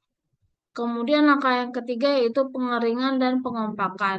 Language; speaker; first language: Indonesian; native; Indonesian